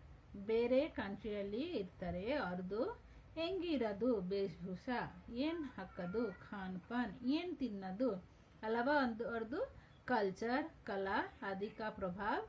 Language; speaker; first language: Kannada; non-native, fluent; Hindi